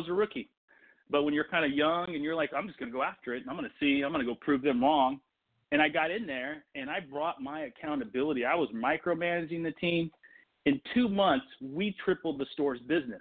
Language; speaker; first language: English; non-native, fluent; Portuguese